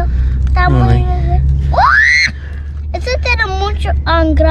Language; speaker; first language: Spanish; non-native, learner; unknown